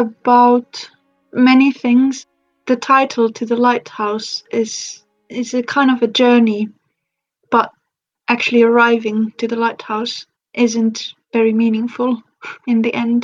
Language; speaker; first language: English; non-native, fluent; Finnish